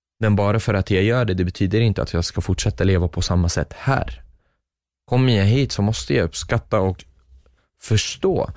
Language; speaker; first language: Swedish; non-native, fluent; Arabic